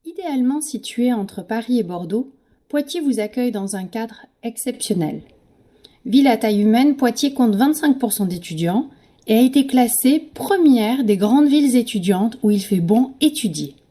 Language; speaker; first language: French; native; French